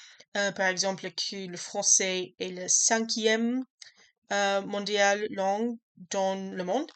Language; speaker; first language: French; non-native, learner; English